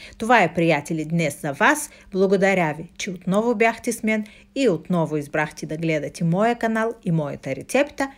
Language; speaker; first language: Bulgarian; non-native, fluent; Russian